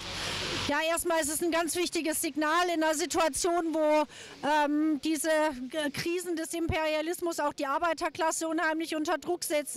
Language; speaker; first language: German; native; German